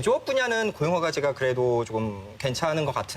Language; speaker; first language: Korean; native; Korean